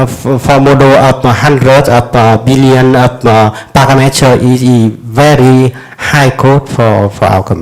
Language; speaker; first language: English; non-native, learner; Vietnamese